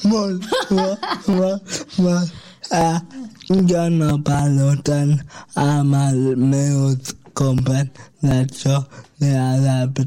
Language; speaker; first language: Catalan; non-native, local second language; Spanish